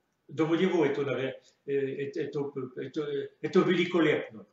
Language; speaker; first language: Russian; non-native, fluent; French